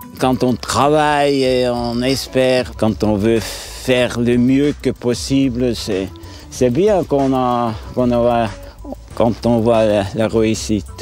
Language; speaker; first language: French; non-native, local second language; German